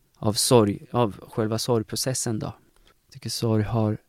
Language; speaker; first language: Swedish; native; Swedish